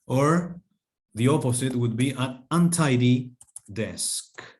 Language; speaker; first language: English; non-native, fluent; Spanish